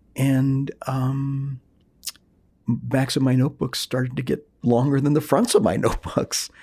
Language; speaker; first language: English; early bilingual, other home language; Spanish